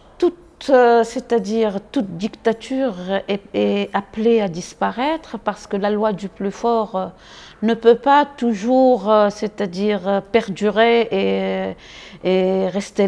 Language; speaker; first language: French; non-native, local second language; Arabic